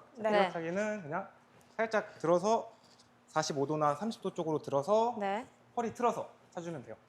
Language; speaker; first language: Korean; non-native, fluent; German